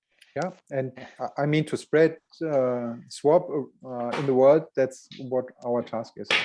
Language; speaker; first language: English; non-native, fluent; German